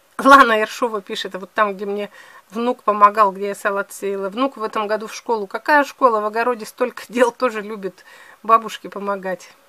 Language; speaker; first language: Russian; native; Russian